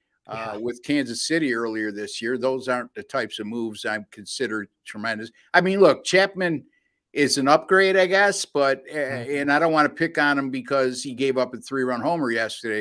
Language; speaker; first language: English; native; English